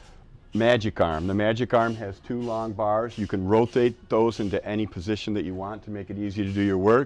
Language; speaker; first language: English; native; English